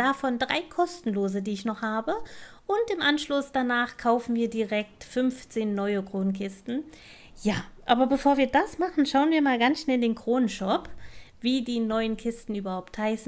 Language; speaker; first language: German; native; German